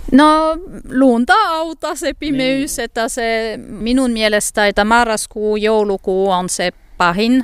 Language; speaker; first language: Finnish; non-native, learner; French